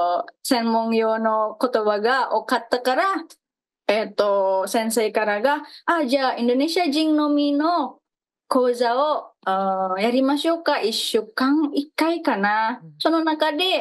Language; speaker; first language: Japanese; non-native, fluent; Indonesian